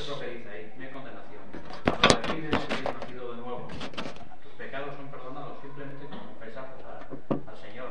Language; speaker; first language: Spanish; native; Spanish